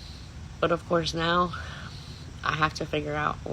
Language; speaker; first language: English; native; English